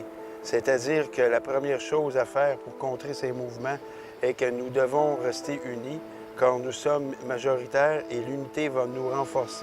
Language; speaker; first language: French; native; French